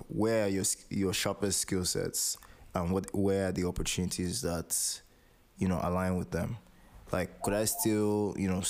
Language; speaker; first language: English; non-native, local second language; Yoruba